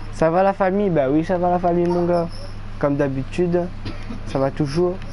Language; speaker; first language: French; non-native, local second language; Réunion Creole French